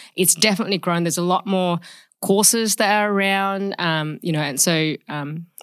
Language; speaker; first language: English; early bilingual, other home language; Indonesian